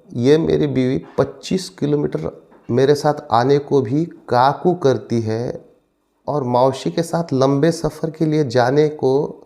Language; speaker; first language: Hindi; non-native, local second language; Marathi